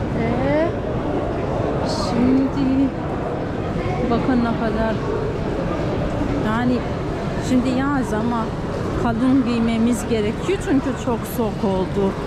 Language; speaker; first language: Turkish; non-native, learner; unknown